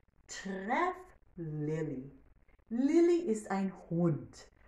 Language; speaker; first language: German; non-native, learner; English